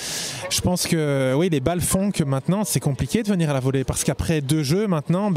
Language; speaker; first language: French; native; French